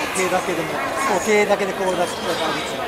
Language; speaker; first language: Japanese; native; Japanese